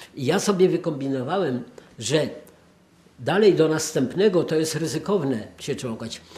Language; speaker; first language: Polish; native; Polish